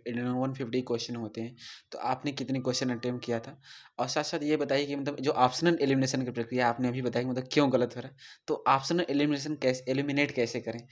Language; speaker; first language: Hindi; native; Hindi